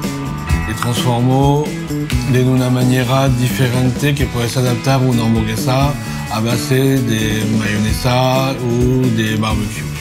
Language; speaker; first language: Spanish; non-native, learner; French